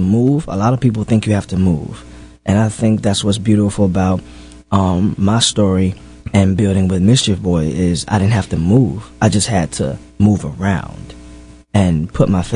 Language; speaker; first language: English; native; English